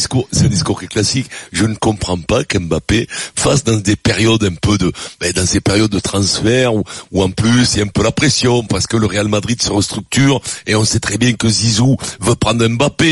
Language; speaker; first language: French; native; French